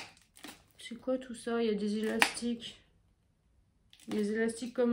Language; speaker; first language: French; native; French